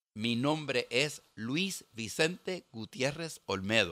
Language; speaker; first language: Spanish; early bilingual, heritage; Spanish